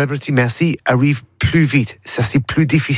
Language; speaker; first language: French; non-native, learner; English